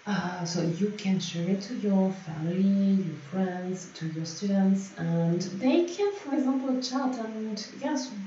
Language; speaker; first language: English; non-native, fluent; French